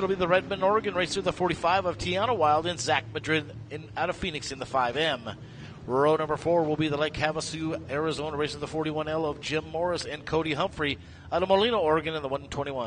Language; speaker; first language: English; native; English